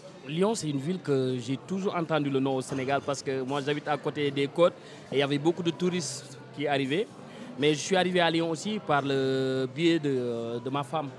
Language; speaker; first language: French; non-native, local second language; Wolof